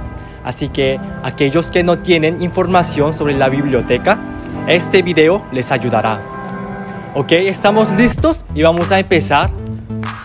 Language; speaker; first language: Spanish; non-native, learner; Korean